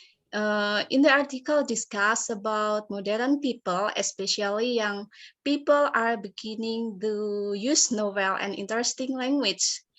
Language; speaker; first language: English; non-native, learner; Indonesian